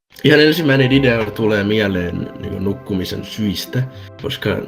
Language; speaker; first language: Finnish; native; Finnish